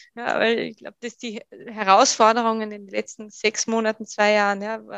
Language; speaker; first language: German; native; German